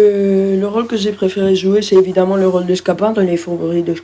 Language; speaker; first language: French; non-native, learner; Spanish